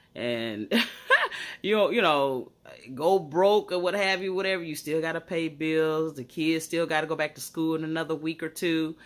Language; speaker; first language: English; native; English